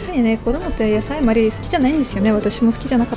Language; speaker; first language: Japanese; non-native, fluent; Russian